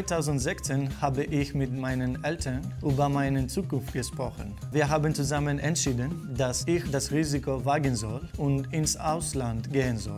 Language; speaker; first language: German; non-native, fluent; Greek